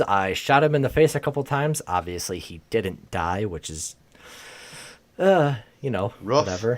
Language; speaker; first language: English; native; English